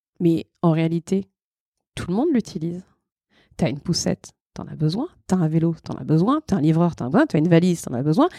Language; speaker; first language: French; early bilingual, other home language; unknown